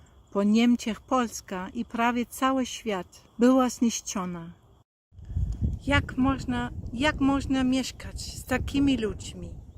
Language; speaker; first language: Polish; non-native, fluent; German